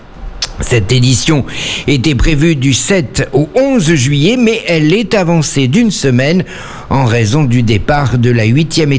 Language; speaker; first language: French; native; French